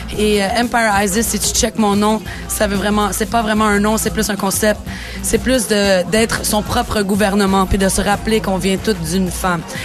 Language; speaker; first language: French; non-native, local second language; English